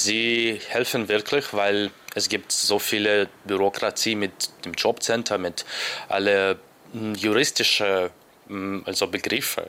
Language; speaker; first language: German; non-native, learner; Ukrainian